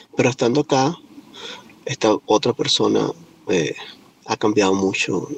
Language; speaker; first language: Spanish; native; Spanish